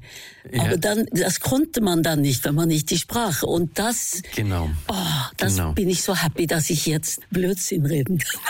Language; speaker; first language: German; non-native, fluent; Norwegian